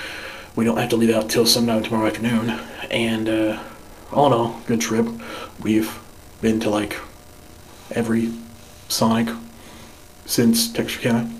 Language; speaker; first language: English; native; English